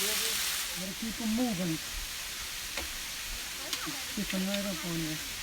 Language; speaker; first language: English; native; English